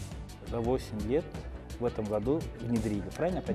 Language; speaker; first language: Russian; non-native, local second language; Kyrgyz